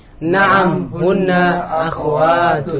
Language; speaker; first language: Arabic; non-native, learner; Indonesian